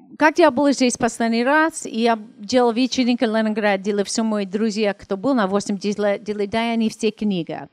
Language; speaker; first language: Russian; non-native, learner; English